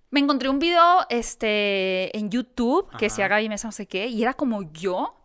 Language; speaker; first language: Spanish; native; Spanish